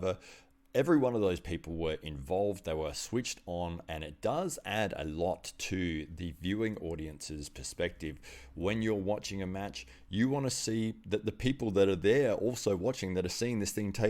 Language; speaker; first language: English; native; English